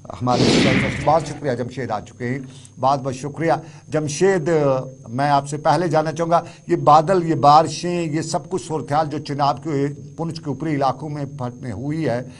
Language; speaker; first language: Urdu; non-native, local second language; Kashmiri